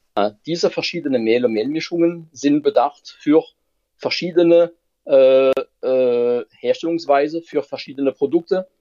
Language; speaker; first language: German; non-native, fluent; French